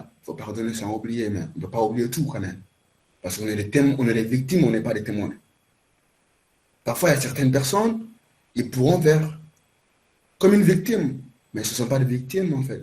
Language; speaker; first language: French; non-native, learner; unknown